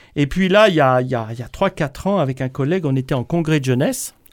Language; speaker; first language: French; native; French